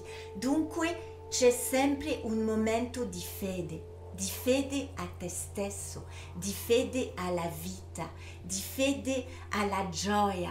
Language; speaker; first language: Italian; early bilingual, heritage; French